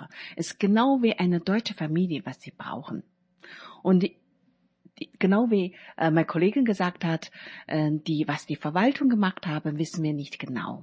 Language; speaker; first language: German; non-native, learner; Chinese